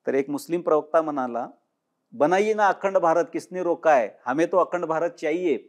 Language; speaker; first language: Hindi; non-native, local second language; Marathi